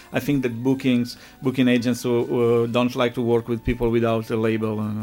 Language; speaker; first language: English; non-native, fluent; Italian